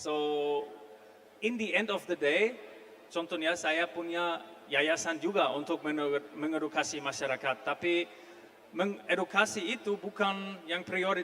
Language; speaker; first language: Indonesian; non-native, fluent; German